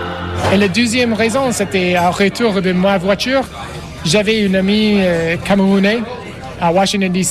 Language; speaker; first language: French; non-native, learner; English